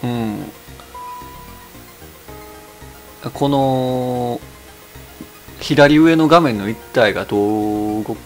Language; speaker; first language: Japanese; native; Japanese